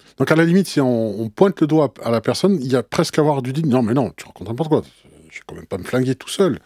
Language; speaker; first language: French; native; French